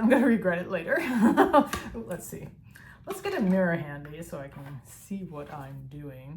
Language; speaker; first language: English; native; English